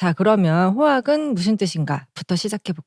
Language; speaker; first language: Korean; native; Korean